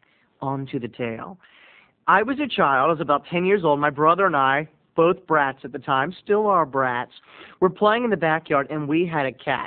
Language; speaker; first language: English; native; English